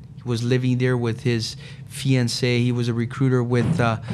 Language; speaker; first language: English; non-native, fluent; Portuguese